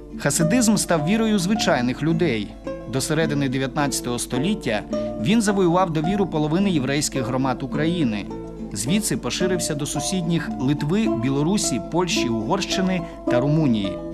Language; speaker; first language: Russian; non-native, learner; Hebrew